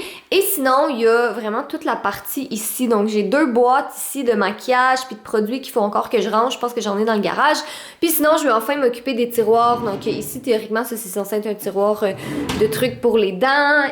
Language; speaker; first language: French; native; French